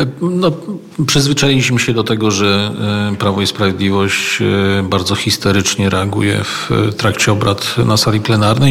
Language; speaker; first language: Polish; native; Polish